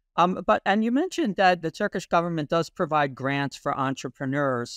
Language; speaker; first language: English; native; English